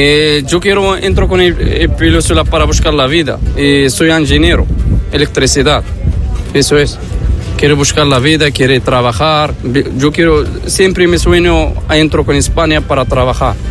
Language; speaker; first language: Spanish; non-native, learner; Arabic